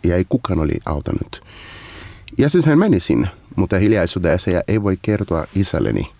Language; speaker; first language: Finnish; non-native, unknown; Portuguese